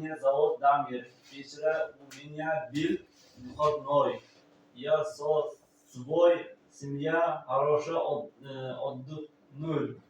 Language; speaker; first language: Russian; non-native, learner; Uzbek